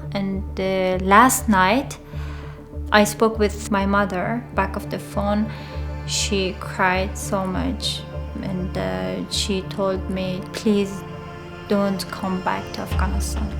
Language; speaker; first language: English; non-native, learner; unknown